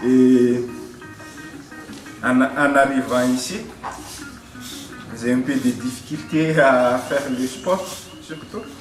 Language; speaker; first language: French; non-native, local second language; Malagasy